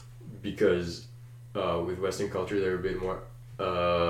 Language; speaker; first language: English; non-native, local second language; Malay